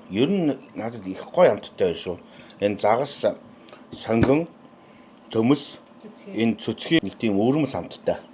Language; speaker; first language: Mongolian; native; Mongolian